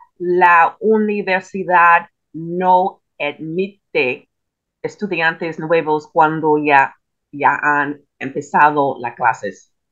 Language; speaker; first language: Spanish; non-native, learner; English